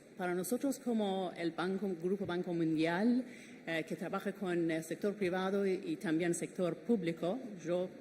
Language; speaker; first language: Spanish; non-native, fluent; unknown